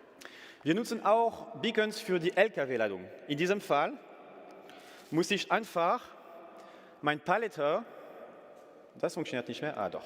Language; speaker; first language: German; non-native, fluent; French